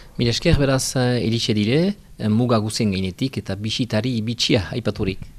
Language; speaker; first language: Basque; native; Basque